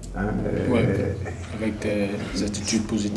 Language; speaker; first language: French; non-native, fluent; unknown